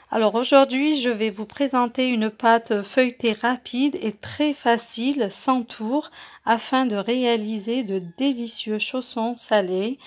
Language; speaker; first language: French; non-native, local second language; Arabic